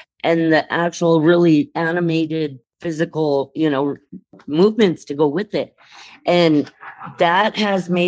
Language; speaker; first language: English; native; English